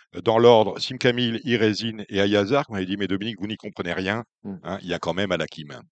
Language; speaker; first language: French; native; French